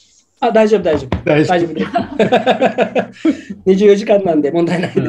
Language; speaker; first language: Japanese; non-native, fluent; Uyghur